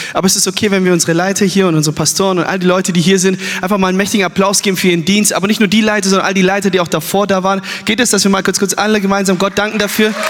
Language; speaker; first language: German; early bilingual, other home language; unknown